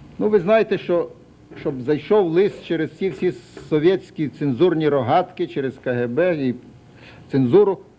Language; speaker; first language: Ukrainian; native; Ukrainian